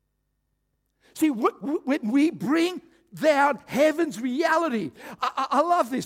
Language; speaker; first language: English; early bilingual, other home language; Croatian